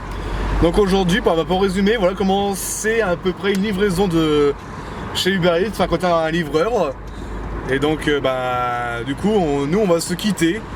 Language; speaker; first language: French; native; French